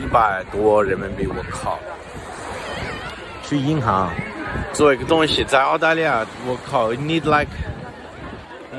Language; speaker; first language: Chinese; non-native, fluent; English